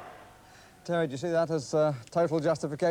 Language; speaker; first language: English; native; English